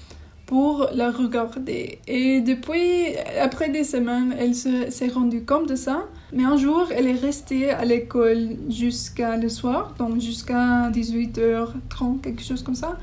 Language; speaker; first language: French; non-native, learner; English